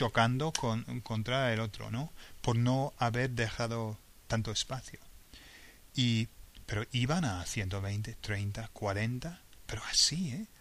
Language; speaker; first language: Spanish; non-native, fluent; English